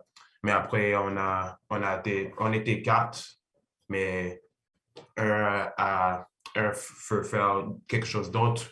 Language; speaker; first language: French; non-native, learner; English